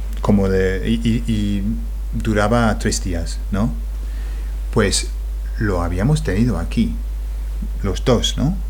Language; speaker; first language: Spanish; non-native, fluent; English